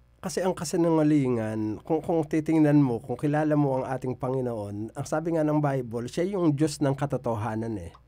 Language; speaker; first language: Filipino; native; Filipino